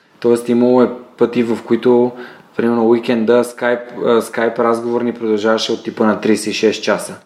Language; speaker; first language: Bulgarian; native; Bulgarian